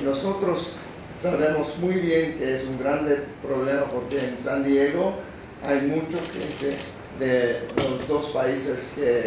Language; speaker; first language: Spanish; non-native, learner; English